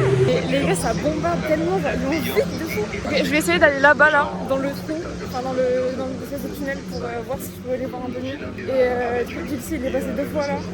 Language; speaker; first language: French; native; French